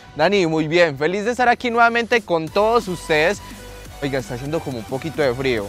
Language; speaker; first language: Spanish; native; Spanish